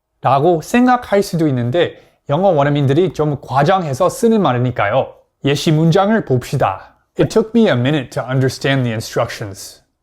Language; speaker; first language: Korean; non-native, fluent; English